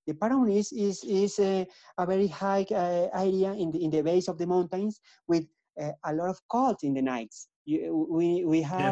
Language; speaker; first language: English; non-native, learner; Spanish